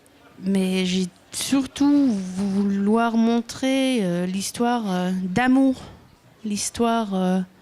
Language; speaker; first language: French; non-native, local second language; Dutch